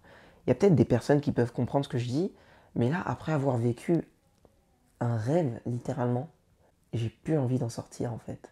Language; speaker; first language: French; native; French